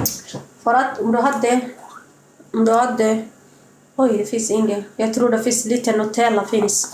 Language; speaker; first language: Swedish; non-native, learner; Somali